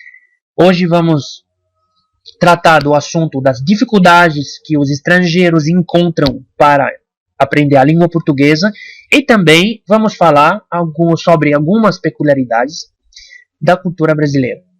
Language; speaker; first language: Portuguese; non-native, fluent; Arabic